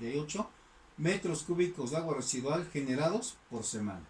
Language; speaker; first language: Spanish; native; Spanish